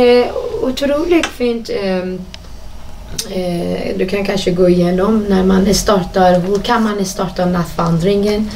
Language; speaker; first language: Swedish; non-native, fluent; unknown